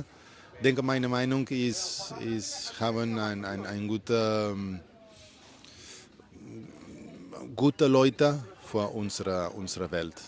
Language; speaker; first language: German; non-native, learner; Spanish